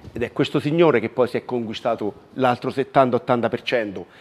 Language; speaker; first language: Italian; native; Italian